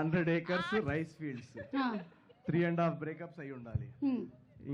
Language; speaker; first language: Telugu; native; Telugu